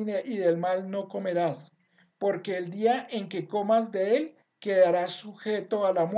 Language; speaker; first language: Spanish; native; Spanish